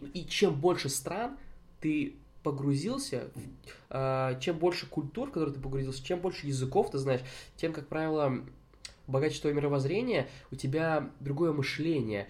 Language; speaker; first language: Russian; native; Russian